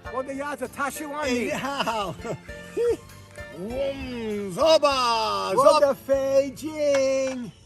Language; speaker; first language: Chinese; non-native, learner; English